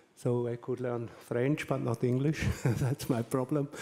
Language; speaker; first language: English; non-native, learner; German